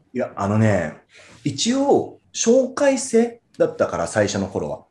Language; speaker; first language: Japanese; native; Japanese